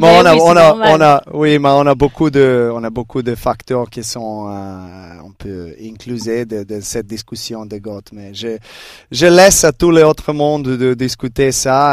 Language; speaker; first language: French; non-native, learner; Serbian